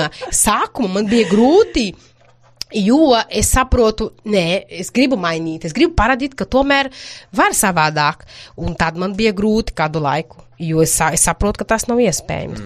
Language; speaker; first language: Latvian; non-native, fluent; Portuguese